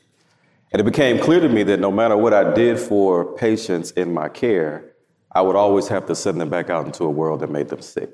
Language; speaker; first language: English; native; English